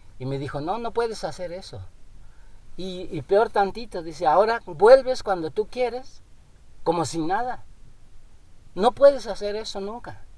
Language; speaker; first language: Spanish; non-native, local second language; Nahuatl languages